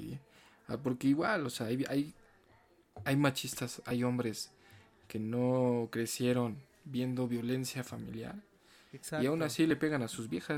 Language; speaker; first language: Spanish; native; Spanish